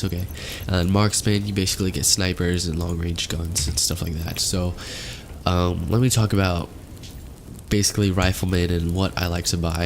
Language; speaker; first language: English; native; English